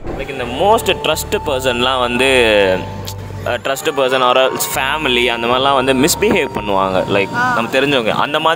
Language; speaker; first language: Tamil; native; Tamil